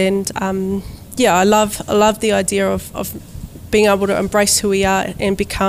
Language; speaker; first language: English; native; English